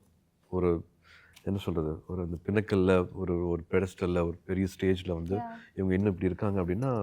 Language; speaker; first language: Tamil; native; Tamil